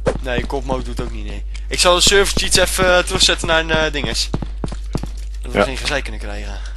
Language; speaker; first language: Dutch; native; Dutch